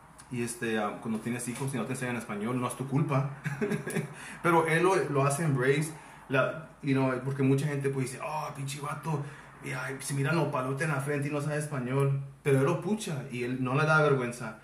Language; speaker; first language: Spanish; early bilingual, heritage; Spanish